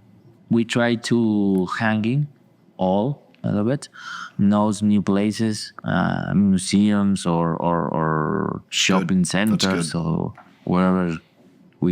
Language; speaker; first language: English; non-native, learner; Spanish